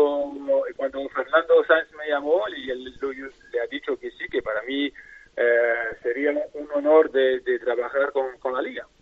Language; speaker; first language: Spanish; non-native, fluent; French